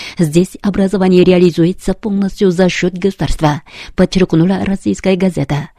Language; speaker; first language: Russian; non-native, fluent; Korean